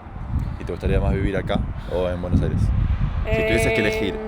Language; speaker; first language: Spanish; native; Spanish